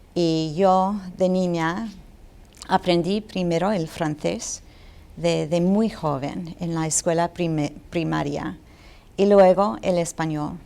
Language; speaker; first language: Spanish; non-native, fluent; English